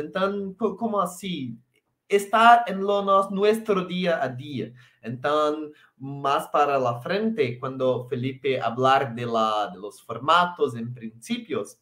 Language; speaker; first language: Spanish; non-native, local second language; Portuguese